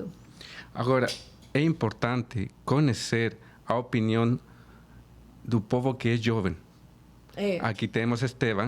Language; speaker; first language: Portuguese; non-native, fluent; Spanish